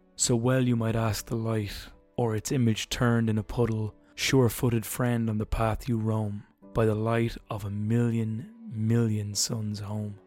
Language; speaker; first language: English; native; English